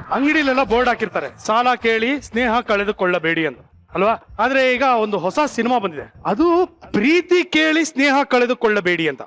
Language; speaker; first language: Kannada; native; Kannada